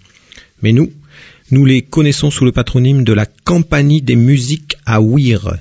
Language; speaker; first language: French; native; French